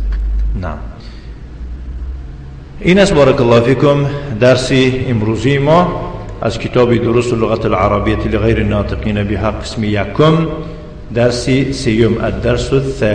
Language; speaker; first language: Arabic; non-native, fluent; Tajik